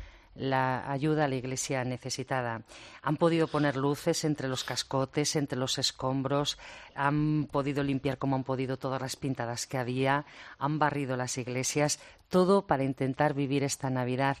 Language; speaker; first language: Spanish; native; Spanish